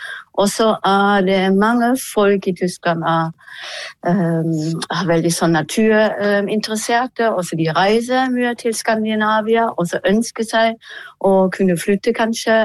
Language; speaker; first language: Norwegian; non-native, fluent; German